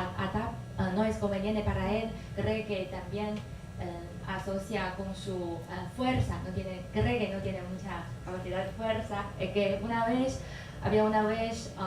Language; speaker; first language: Spanish; non-native, fluent; Chinese